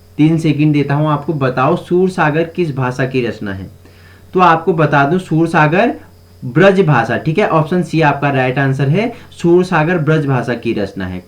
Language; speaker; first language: Hindi; native; Hindi